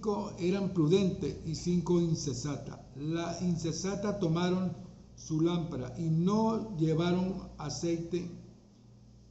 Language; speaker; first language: Spanish; native; Spanish